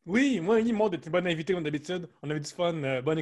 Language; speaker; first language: French; native; French